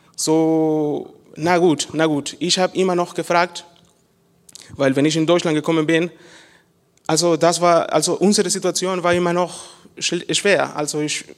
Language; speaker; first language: German; non-native, learner; Spanish